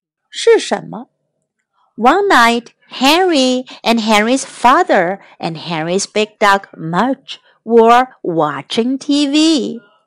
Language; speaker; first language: English; non-native, fluent; Chinese